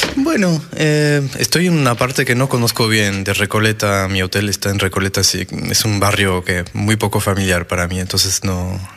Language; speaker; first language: Spanish; non-native, fluent; French